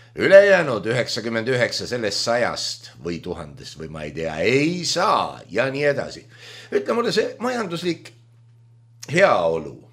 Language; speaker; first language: Estonian; native; Estonian